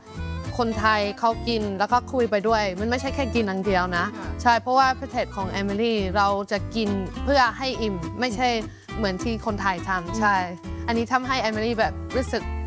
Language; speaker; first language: Thai; non-native, fluent; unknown